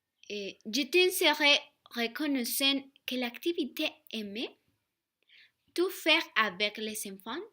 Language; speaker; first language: French; non-native, learner; Spanish